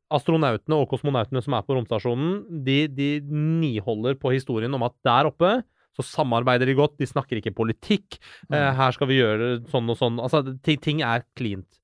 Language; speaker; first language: Norwegian; early bilingual, other home language; Persian